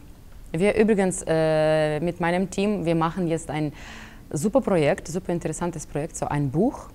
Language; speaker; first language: German; non-native, fluent; Russian